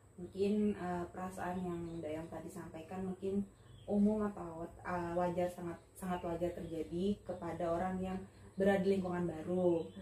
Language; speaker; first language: Indonesian; native; Indonesian